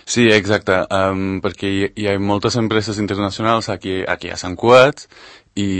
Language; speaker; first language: Catalan; non-native, fluent; Spanish